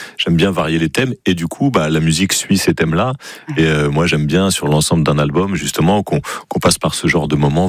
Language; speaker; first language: French; native; French